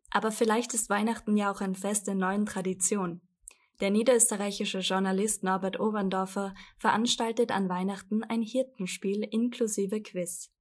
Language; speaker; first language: German; native; German